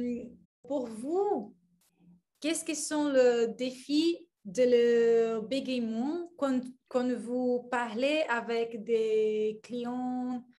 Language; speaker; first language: French; non-native, learner; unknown